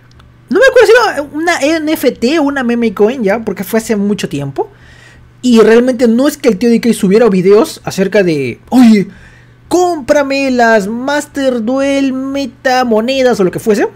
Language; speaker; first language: Spanish; native; Spanish